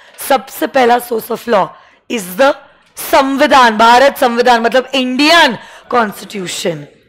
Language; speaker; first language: Hindi; native; Hindi